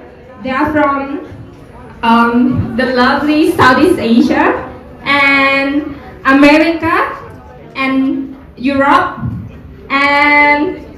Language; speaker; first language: English; non-native, learner; Korean